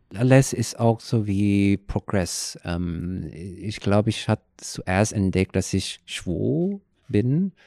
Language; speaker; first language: German; non-native, fluent; Thai